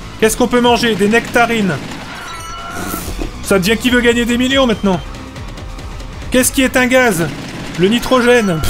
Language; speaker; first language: French; native; French